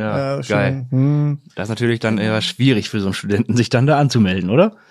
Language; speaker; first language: German; native; German